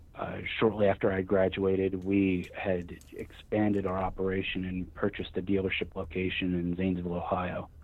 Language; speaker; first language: English; native; English